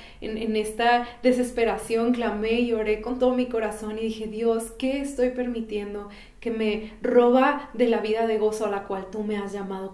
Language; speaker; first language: Spanish; native; Spanish